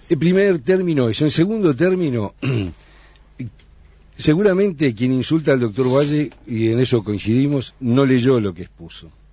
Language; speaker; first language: Spanish; native; Spanish